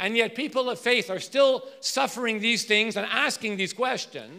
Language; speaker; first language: English; native; English